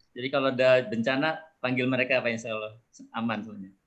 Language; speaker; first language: Indonesian; native; Indonesian